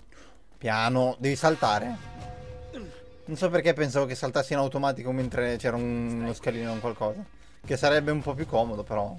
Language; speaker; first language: Italian; native; Italian